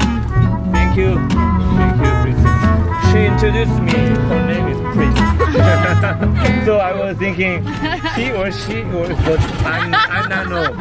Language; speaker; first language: English; non-native, learner; Korean